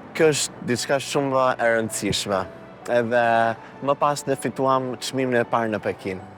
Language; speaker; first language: Albanian; native; Albanian